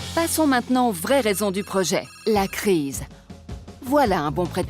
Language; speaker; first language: French; native; French